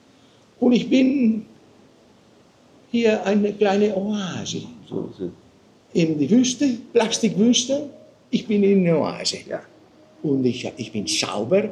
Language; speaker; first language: German; non-native, fluent; Spanish